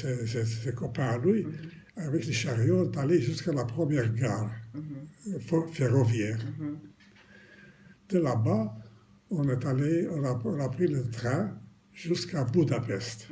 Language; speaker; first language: French; non-native, fluent; Romanian